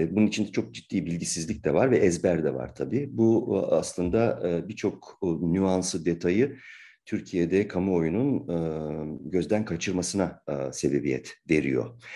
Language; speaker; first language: Turkish; native; Turkish